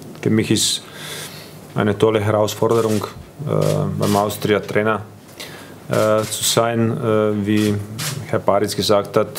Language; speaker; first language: German; non-native, fluent; Croatian